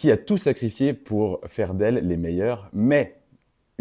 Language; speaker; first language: French; native; French